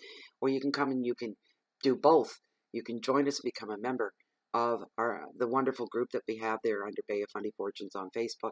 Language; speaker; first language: English; native; English